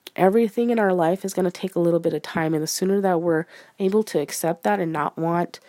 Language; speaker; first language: English; native; English